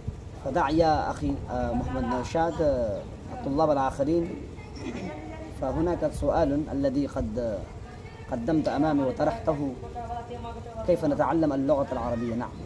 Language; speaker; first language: Arabic; non-native, fluent; Urdu